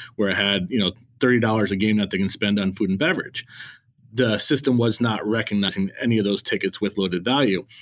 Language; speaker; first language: English; native; English